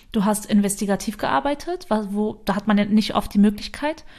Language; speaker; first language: German; early bilingual, other home language; Turkish